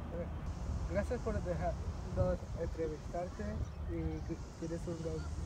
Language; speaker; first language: Spanish; non-native, learner; English